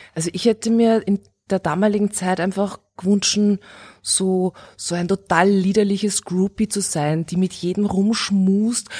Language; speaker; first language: German; early bilingual, other home language; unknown